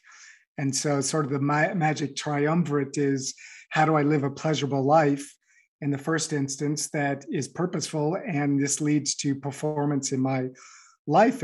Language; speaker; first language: English; native; English